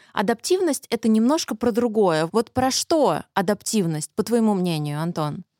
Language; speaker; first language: Russian; native; Russian